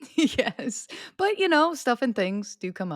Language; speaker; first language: English; native; English